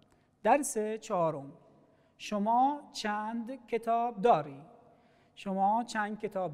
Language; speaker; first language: Persian; non-native, fluent; Arabic